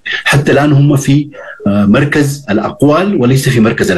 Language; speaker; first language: Arabic; native; Arabic